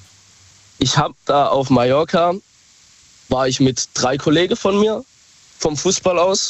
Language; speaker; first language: German; native; German